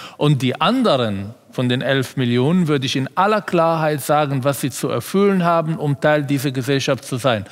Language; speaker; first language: German; non-native, fluent; Arabic